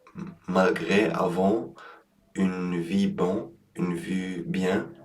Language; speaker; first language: French; non-native, learner; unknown